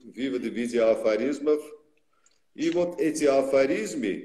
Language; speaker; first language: Russian; non-native, local second language; Armenian